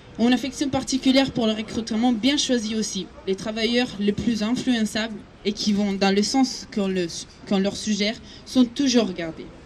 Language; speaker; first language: French; non-native, fluent; Italian